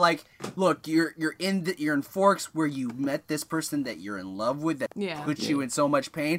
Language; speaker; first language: English; native; English